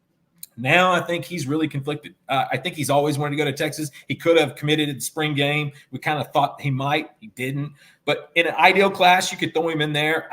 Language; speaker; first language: English; native; English